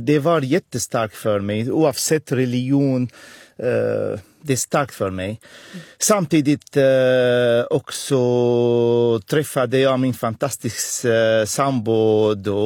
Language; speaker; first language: Swedish; non-native, fluent; Arabic